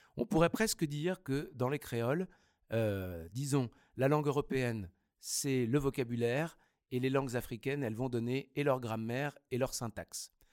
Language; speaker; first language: French; native; French